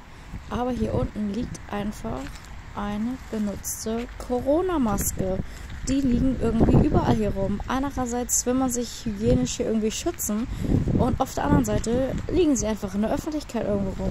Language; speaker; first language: German; native; German